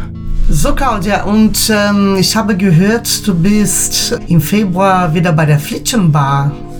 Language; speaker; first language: German; native; German